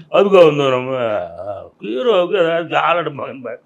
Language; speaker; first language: Tamil; native; Tamil